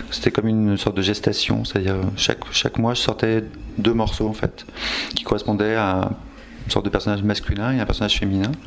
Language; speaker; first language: French; native; French